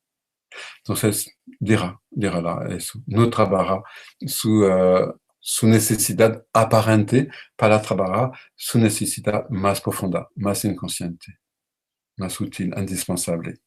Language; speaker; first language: Spanish; non-native, learner; French